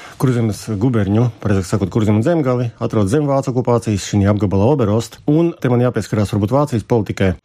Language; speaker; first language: Latvian; native; Latvian